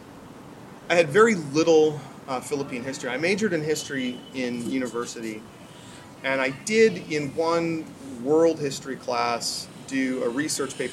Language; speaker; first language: English; native; English